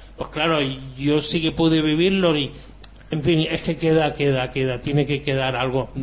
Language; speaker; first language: Spanish; early bilingual, other home language; German